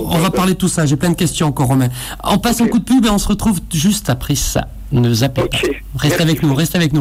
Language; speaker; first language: French; native; French